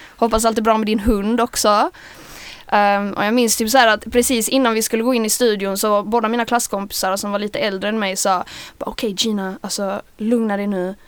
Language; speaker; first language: Swedish; native; Swedish